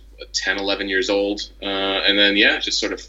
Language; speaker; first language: English; native; English